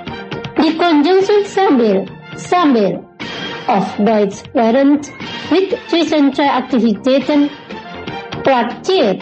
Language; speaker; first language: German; non-native, learner; Indonesian